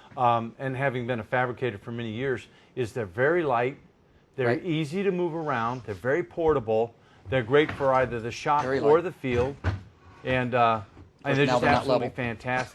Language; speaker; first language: English; native; English